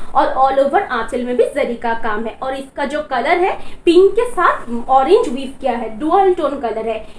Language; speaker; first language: Hindi; non-native, local second language; Bangla